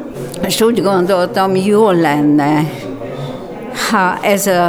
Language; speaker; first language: Hungarian; non-native, fluent; Bulgarian